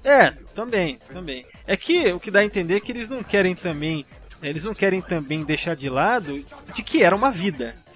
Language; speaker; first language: Portuguese; native; Portuguese